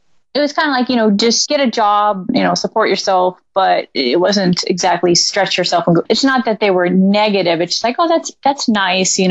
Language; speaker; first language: English; native; English